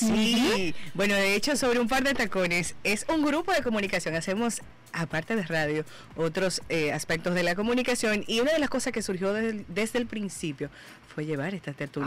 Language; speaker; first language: Spanish; native; Spanish